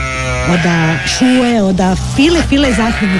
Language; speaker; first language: German; non-native, learner; Croatian